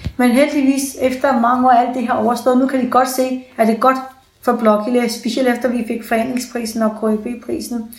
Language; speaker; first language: Danish; early bilingual, other home language; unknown